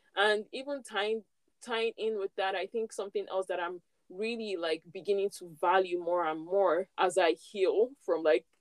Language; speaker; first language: English; non-native, local second language; Yoruba